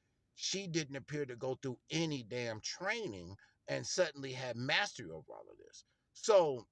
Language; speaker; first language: English; native; English